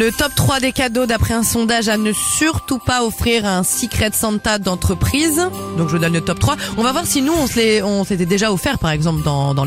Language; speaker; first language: French; native; French